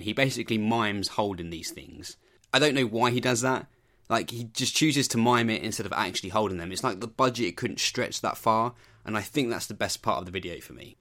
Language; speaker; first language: English; native; English